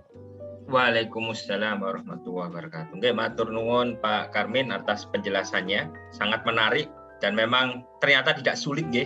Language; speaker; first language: Indonesian; non-native, local second language; Javanese